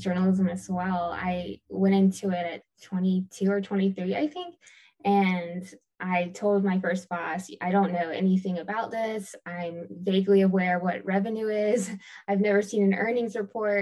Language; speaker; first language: English; native; English